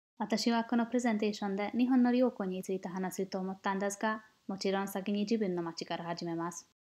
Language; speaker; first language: Japanese; non-native, learner; English